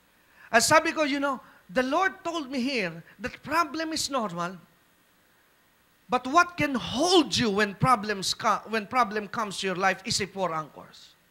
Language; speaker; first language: English; non-native, local second language; Filipino